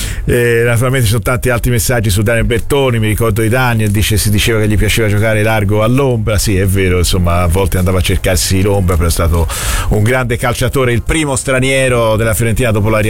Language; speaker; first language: Italian; native; Italian